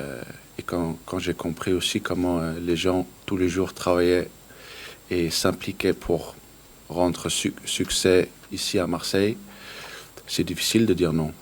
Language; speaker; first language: French; non-native, learner; Danish